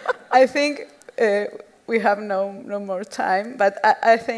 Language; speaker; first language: English; non-native, fluent; Spanish